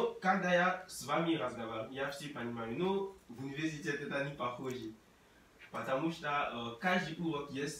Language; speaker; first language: Russian; non-native, learner; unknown